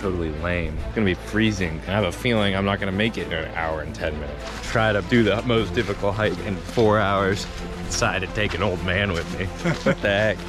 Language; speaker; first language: English; native; English